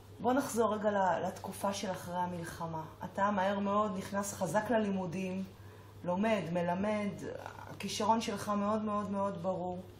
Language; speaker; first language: Hebrew; native; Hebrew